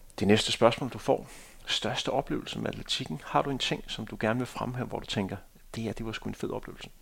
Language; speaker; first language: Danish; native; Danish